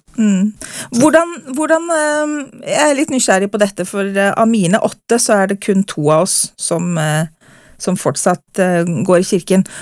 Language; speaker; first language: Norwegian; native; Norwegian